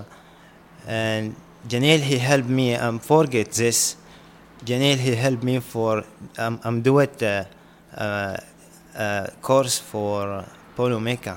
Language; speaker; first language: English; non-native, learner; Arabic